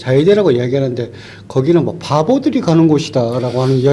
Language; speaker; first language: Korean; native; Korean